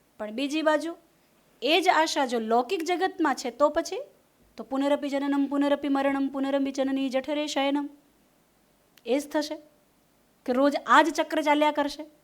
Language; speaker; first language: Gujarati; non-native, local second language; Hindi